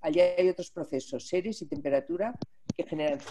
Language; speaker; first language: Spanish; native; Spanish